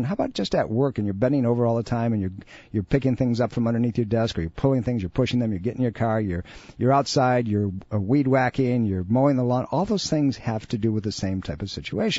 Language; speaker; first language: English; native; English